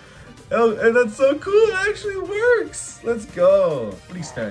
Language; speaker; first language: English; native; English